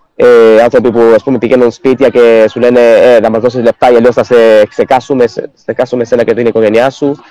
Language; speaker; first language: Greek; non-native, fluent; Spanish